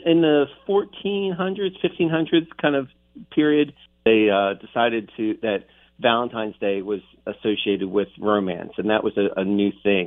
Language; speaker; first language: English; native; English